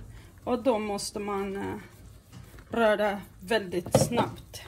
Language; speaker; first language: Swedish; non-native, fluent; Portuguese